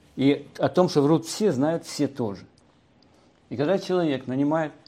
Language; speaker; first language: Russian; native; Russian